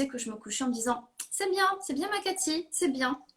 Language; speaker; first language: French; native; French